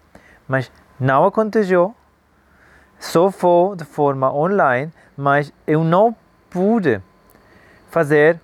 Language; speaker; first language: Portuguese; non-native, fluent; Spanish